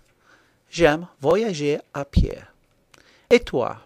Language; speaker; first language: French; non-native, fluent; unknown